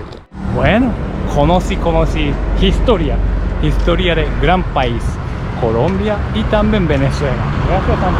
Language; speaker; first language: Spanish; non-native, learner; Japanese